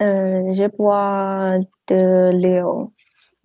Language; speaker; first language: French; non-native, learner; English